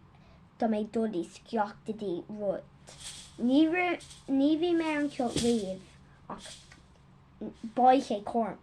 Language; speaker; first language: Irish; non-native, local second language; English